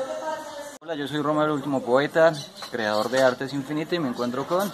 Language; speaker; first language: Spanish; native; Spanish